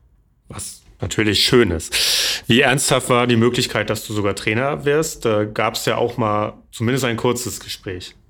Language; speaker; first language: German; native; German